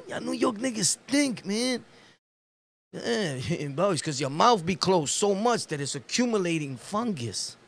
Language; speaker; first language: English; early bilingual, other home language; Spanish